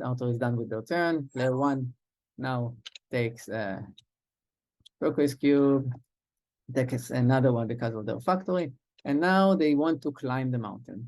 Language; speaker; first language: English; non-native, fluent; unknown